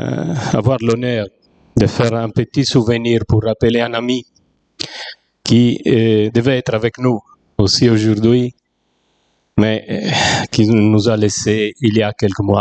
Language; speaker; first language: French; non-native, fluent; Italian